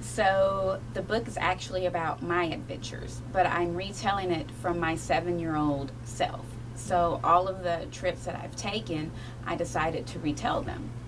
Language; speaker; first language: English; native; English